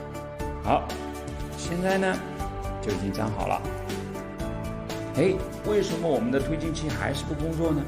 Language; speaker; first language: Chinese; native; Chinese